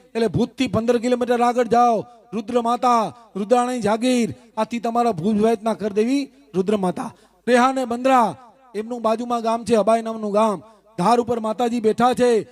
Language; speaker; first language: Gujarati; non-native, local second language; Kachhi